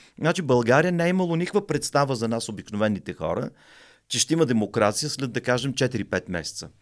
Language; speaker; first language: Bulgarian; native; Bulgarian